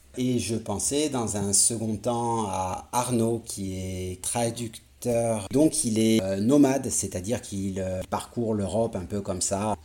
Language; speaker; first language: French; native; French